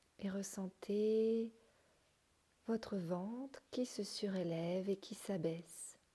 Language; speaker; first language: French; native; French